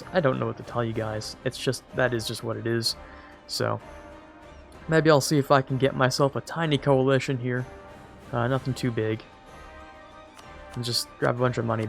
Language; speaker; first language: English; native; English